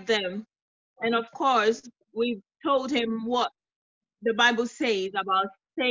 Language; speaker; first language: English; non-native, local second language; Akan